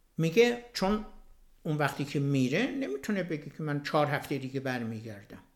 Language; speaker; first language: Persian; native; Persian